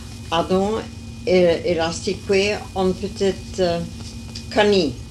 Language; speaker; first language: French; early bilingual, heritage; French